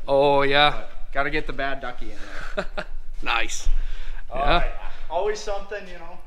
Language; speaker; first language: English; native; English